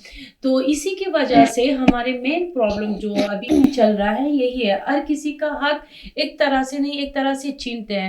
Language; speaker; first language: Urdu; non-native, fluent; Persian